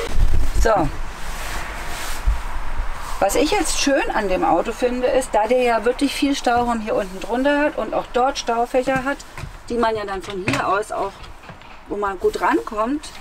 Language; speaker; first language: German; native; German